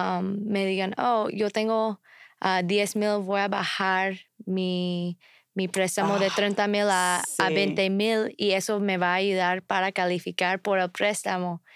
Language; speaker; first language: Spanish; non-native, fluent; English